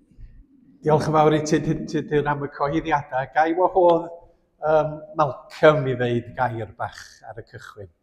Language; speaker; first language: Welsh; native; Welsh